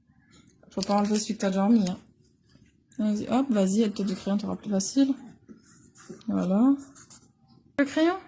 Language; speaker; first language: French; native; French